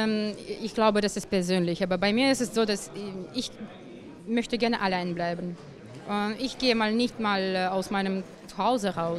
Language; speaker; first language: German; non-native, fluent; Russian